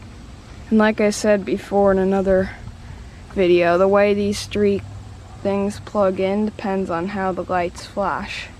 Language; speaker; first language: English; native; English